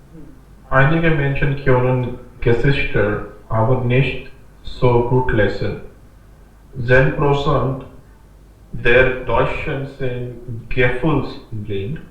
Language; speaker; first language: German; non-native, learner; Hindi